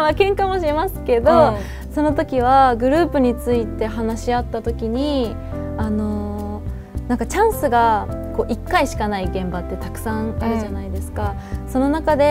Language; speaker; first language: Japanese; native; Japanese